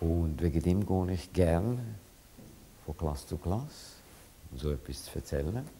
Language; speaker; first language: German; non-native, fluent; Hungarian